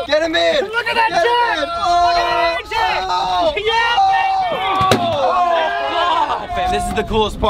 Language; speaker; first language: English; native; English